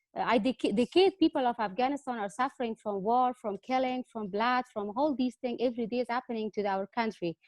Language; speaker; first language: English; non-native, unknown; Persian